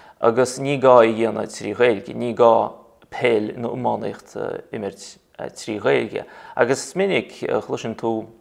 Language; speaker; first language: Irish; non-native, fluent; Russian